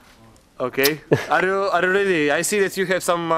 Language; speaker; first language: English; non-native, learner; Bulgarian